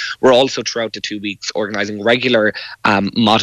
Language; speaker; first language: English; native; English